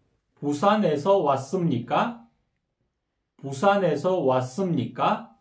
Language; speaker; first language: Korean; non-native, fluent; Kyrgyz